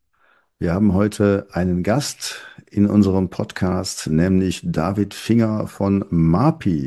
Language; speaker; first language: German; native; German